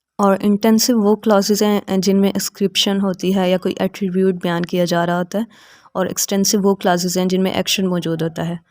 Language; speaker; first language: Urdu; native; Urdu